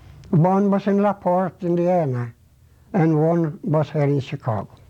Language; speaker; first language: English; non-native, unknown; Swedish